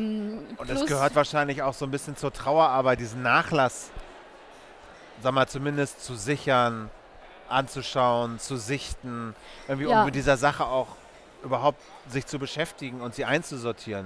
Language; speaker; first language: German; native; German